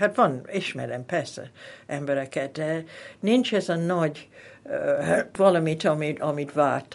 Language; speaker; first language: Hungarian; non-native, fluent; English